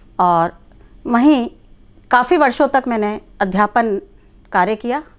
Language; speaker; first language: Hindi; non-native, local second language; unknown